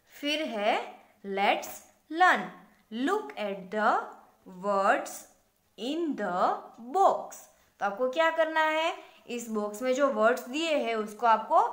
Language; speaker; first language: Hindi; non-native, local second language; Gujarati